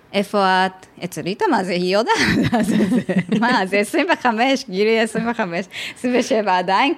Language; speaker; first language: Hebrew; non-native, learner; Japanese